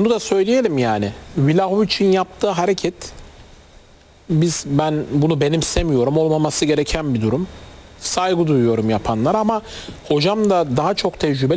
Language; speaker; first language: Turkish; native; Turkish